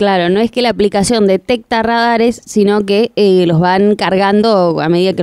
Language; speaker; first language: Spanish; native; Spanish